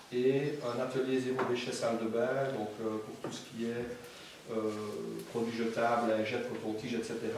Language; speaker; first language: French; native; French